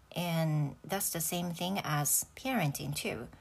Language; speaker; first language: English; non-native, fluent; Japanese